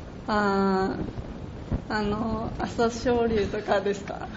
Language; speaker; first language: Japanese; non-native, fluent; Mongolian